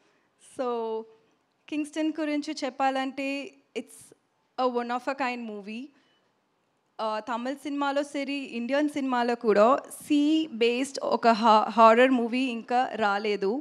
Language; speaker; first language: Telugu; non-native, learner; Tamil